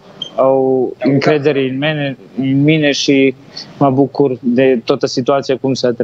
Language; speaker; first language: Romanian; non-native, fluent; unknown